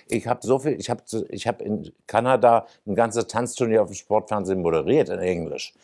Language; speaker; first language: German; native; German